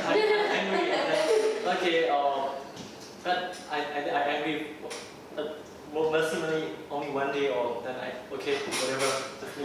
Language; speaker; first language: English; non-native, learner; Burmese